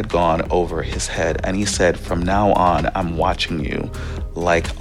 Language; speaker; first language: English; native; English